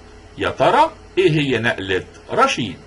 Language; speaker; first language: Arabic; native; Arabic